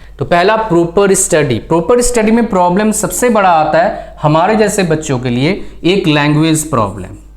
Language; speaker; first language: Hindi; native; Hindi